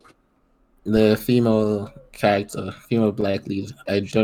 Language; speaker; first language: English; non-native, local second language; Nyanja